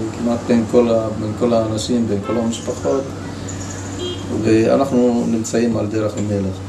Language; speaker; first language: Hebrew; non-native, local second language; Arabic